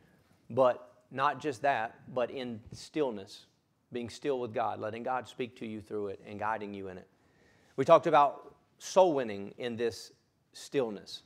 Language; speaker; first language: English; native; English